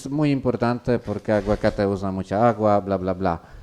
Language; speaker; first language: Spanish; non-native, learner; Polish